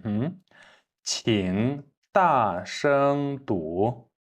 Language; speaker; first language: Chinese; non-native, fluent; Kyrgyz